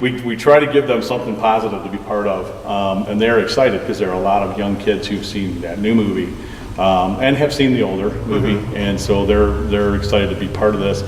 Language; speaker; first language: English; native; English